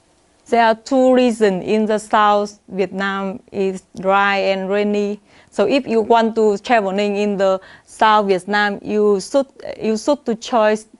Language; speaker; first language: English; non-native, learner; Vietnamese